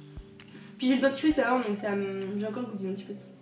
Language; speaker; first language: French; native; French